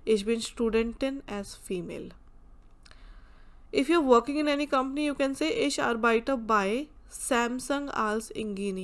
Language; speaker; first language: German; non-native, fluent; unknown